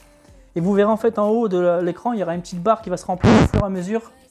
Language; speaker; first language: French; native; French